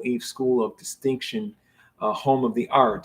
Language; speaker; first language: English; native; English